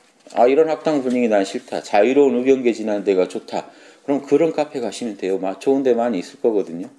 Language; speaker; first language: Korean; native; Korean